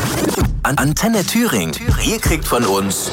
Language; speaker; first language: German; native; German